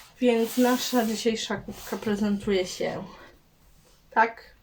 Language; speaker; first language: Polish; native; Polish